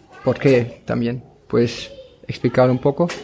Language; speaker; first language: Spanish; non-native, learner; German